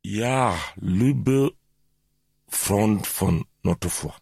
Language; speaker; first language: German; non-native, learner; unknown